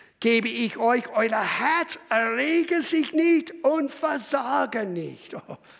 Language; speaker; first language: German; non-native, fluent; English